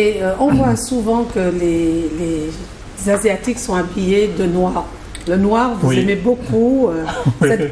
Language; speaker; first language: French; native; French